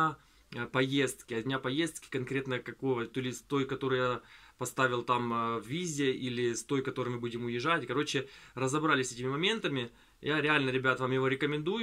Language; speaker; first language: Russian; native; Russian